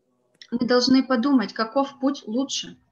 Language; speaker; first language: Russian; native; Russian